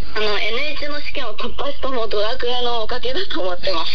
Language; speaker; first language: Japanese; non-native, fluent; Chinese